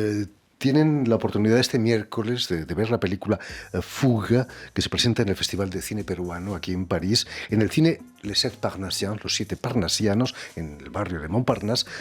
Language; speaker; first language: Spanish; native; Spanish